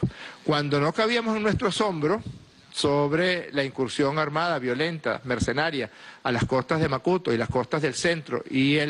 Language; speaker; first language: Spanish; native; Spanish